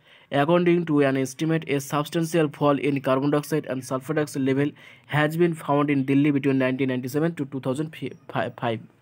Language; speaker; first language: English; non-native, local second language; Bangla